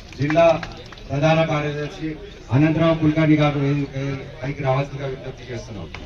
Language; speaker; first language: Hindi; non-native, local second language; Telugu